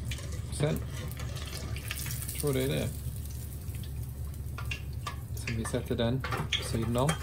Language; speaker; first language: Swedish; non-native, fluent; English